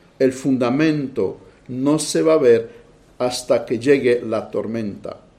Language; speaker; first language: Spanish; non-native, fluent; Romanian